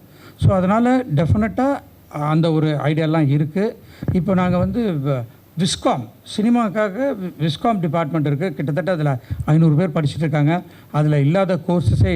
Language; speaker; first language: Tamil; native; Tamil